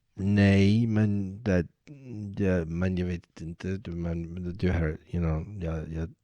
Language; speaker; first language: Swedish; non-native, learner; English